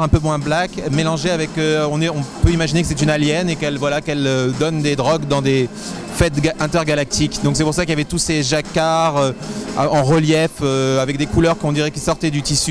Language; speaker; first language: French; native; French